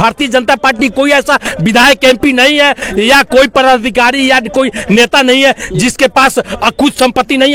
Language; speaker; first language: Hindi; native; Hindi